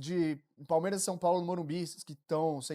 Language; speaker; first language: Portuguese; native; Portuguese